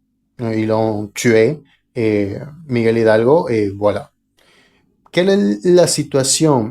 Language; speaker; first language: French; non-native, fluent; Spanish